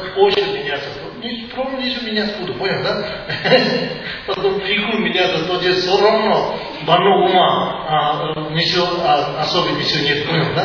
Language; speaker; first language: Russian; non-native, learner; Tibetan